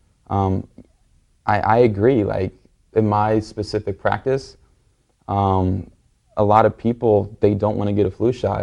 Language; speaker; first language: English; native; English